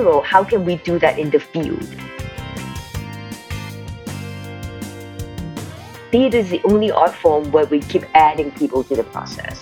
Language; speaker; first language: English; non-native, local second language; Cantonese